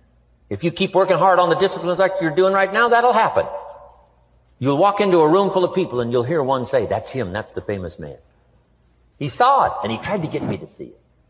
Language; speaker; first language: English; native; English